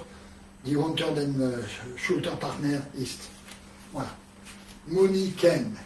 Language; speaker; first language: German; non-native, learner; French